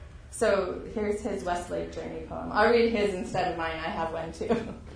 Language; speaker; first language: English; native; English